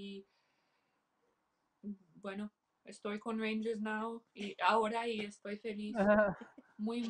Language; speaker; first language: Spanish; early bilingual, heritage; English